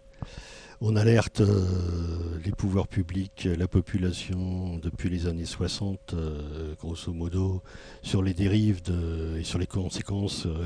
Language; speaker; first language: French; native; French